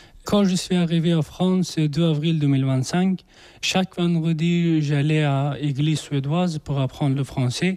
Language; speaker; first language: French; non-native, learner; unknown